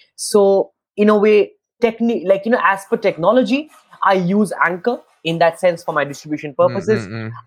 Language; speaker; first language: English; non-native, local second language; Bangla